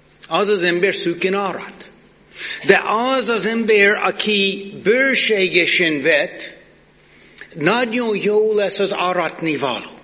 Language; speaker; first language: Hungarian; non-native, fluent; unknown